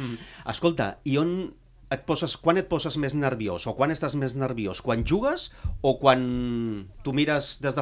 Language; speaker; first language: Catalan; native; Catalan